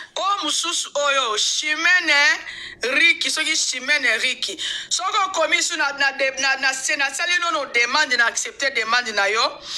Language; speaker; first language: Lingala; native; Lingala